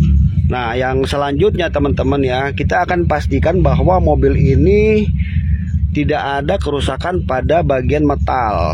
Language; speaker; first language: Indonesian; native; Indonesian